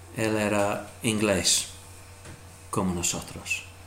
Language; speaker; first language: Spanish; non-native, learner; English